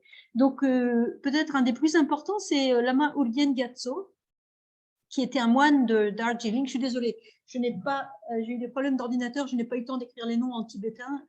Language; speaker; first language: French; native; French